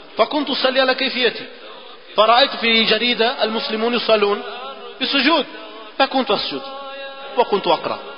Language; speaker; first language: Arabic; non-native, fluent; Portuguese